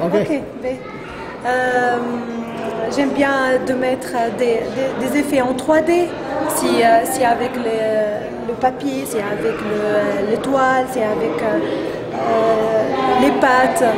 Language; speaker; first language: French; non-native, local second language; Arabic